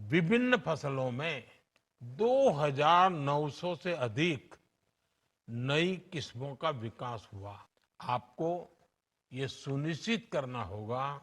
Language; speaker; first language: Hindi; non-native, local second language; Gujarati